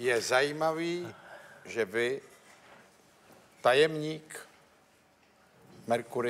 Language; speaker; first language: Czech; native; Czech